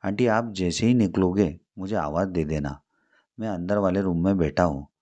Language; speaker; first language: Hindi; non-native, local second language; Marathi